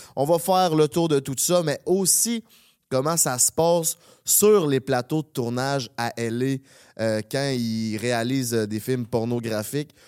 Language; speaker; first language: French; native; French